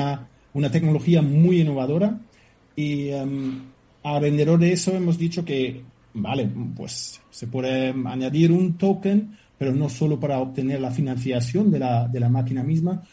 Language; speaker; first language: Spanish; non-native, fluent; German